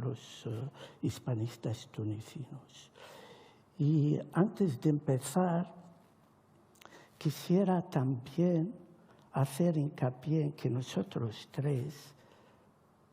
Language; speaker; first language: Spanish; non-native, fluent; Arabic